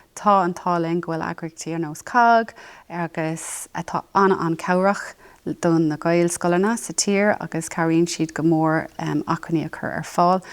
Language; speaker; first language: Irish; non-native, local second language; English